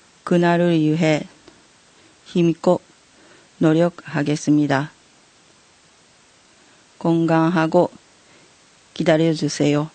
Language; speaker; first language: Korean; non-native, learner; Japanese